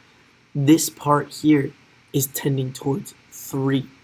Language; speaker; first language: English; native; English